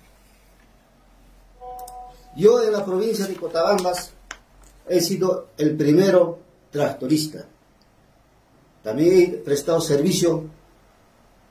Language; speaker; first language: Spanish; native; Spanish